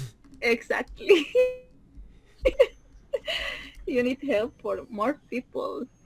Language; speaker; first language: English; non-native, learner; Spanish